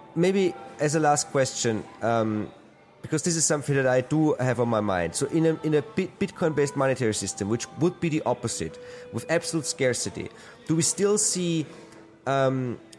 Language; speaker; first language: English; non-native, fluent; German